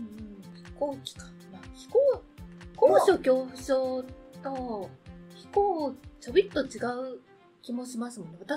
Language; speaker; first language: Japanese; native; Japanese